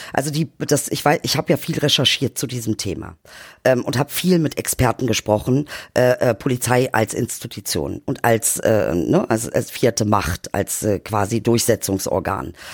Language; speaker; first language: German; early bilingual, other home language; Turkish